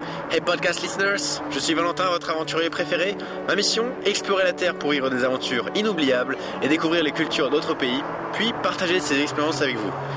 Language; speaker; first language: French; native; French